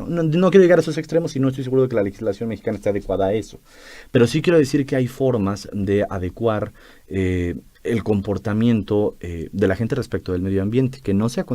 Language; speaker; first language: Spanish; native; Spanish